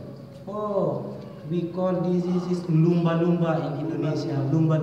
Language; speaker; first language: English; non-native, learner; Indonesian